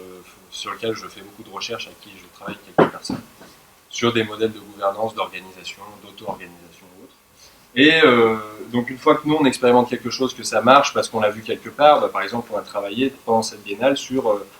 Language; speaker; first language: French; native; French